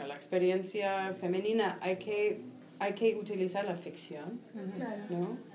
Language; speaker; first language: Spanish; non-native, fluent; English